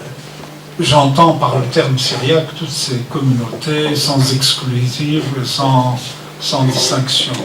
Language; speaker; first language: French; non-native, fluent; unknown